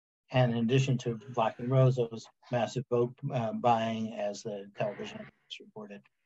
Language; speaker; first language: English; native; English